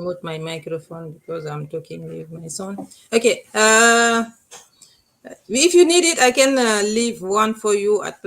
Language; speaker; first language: English; non-native, learner; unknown